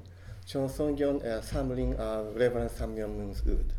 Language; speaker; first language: Swedish; non-native, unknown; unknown